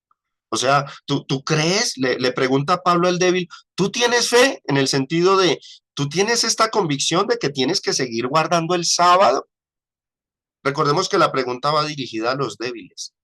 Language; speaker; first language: Spanish; native; Spanish